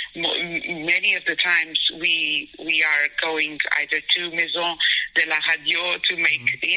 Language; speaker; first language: English; non-native, fluent; Portuguese